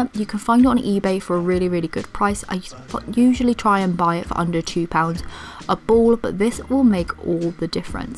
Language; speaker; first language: English; native; English